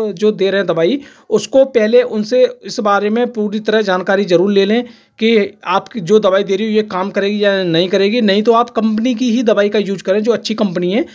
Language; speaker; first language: Hindi; native; Hindi